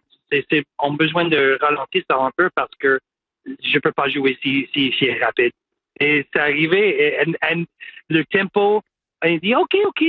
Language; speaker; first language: French; non-native, local second language; English